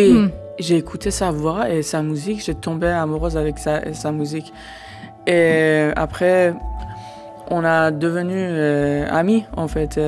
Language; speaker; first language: French; non-native, learner; Persian